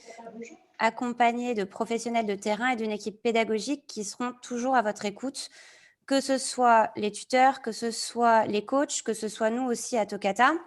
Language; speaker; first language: French; native; French